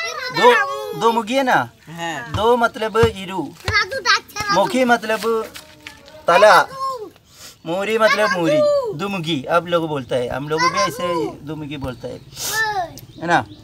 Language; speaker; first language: Hindi; non-native, local second language; Malayalam